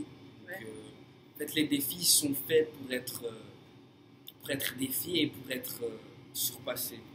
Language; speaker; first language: French; non-native, fluent; English